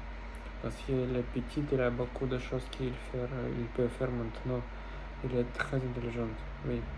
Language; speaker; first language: French; non-native, learner; Russian